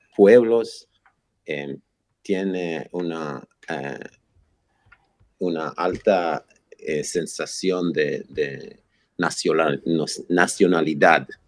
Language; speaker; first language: Spanish; non-native, fluent; Hebrew